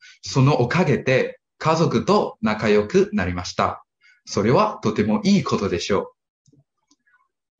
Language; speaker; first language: Japanese; non-native, learner; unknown